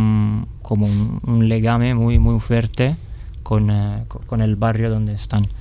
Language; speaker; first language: Spanish; non-native, fluent; Italian